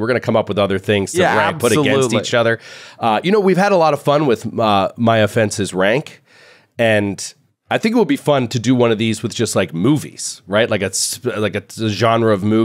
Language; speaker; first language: English; native; English